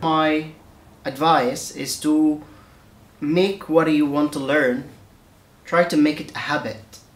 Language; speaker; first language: English; non-native, fluent; Arabic